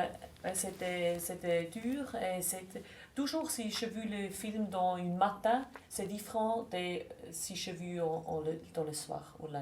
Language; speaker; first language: French; non-native, local second language; German